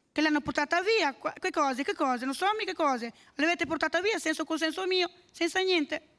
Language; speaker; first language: Italian; native; Italian